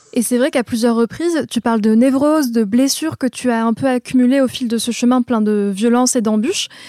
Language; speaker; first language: French; native; French